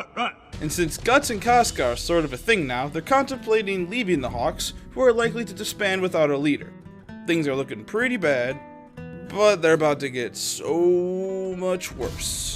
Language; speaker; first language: English; native; English